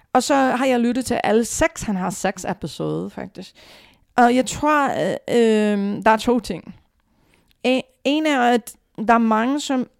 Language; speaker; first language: Danish; non-native, fluent; English